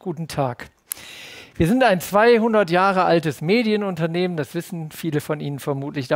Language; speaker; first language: German; native; German